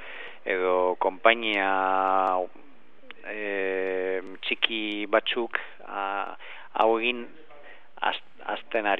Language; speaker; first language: Basque; non-native, learner; Spanish